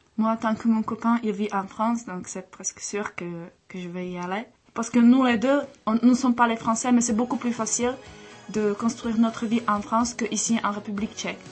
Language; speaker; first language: French; non-native, fluent; Czech